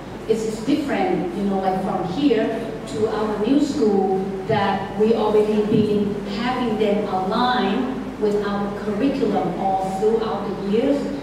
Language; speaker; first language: English; non-native, fluent; Thai